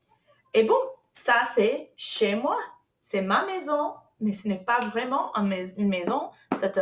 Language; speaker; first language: French; non-native, fluent; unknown